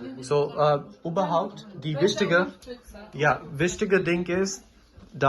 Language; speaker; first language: German; non-native, learner; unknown